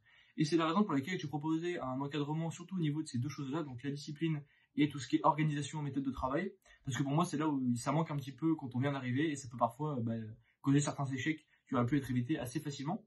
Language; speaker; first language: French; native; French